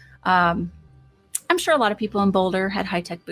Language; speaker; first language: English; native; English